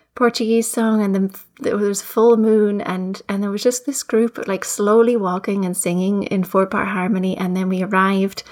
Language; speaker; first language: English; native; English